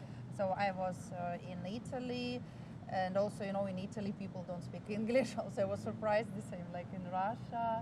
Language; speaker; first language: English; non-native, fluent; Russian